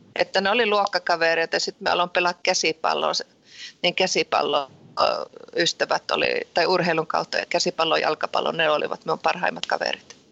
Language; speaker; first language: Finnish; early bilingual, heritage; Finnish